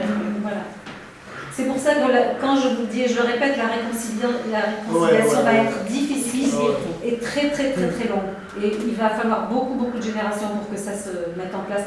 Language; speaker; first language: French; native; French